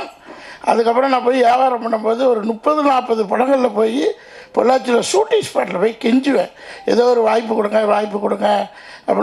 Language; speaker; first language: Tamil; native; Tamil